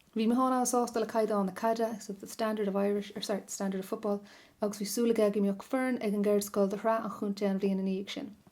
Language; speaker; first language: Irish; non-native, local second language; English